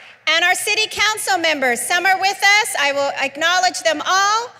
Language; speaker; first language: English; native; English